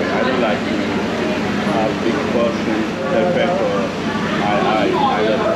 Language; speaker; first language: English; non-native, learner; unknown